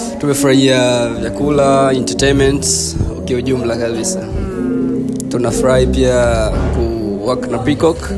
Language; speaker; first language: Swahili; native; Swahili